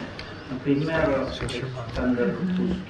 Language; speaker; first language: Russian; non-native, learner; Indonesian